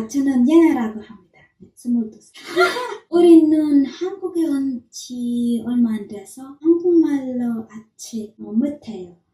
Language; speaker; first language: Korean; non-native, learner; Filipino